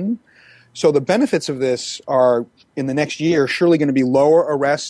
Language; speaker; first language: English; native; English